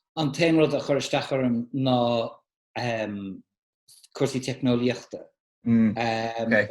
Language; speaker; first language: Irish; native; Irish